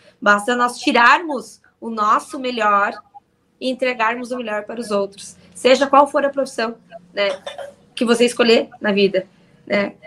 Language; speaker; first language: Portuguese; native; Portuguese